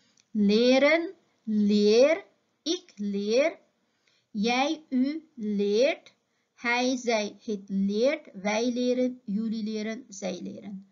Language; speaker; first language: Dutch; non-native, fluent; Uyghur